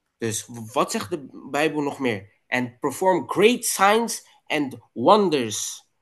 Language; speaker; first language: Dutch; non-native, local second language; Papiamento